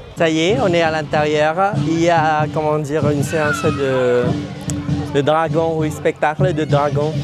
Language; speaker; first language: French; non-native, fluent; Vietnamese